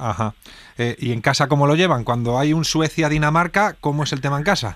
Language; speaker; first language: Spanish; native; Spanish